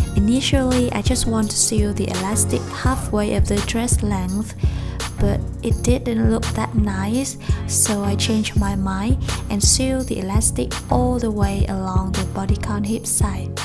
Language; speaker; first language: English; non-native, fluent; Vietnamese